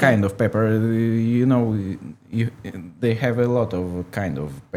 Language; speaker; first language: English; non-native, learner; Russian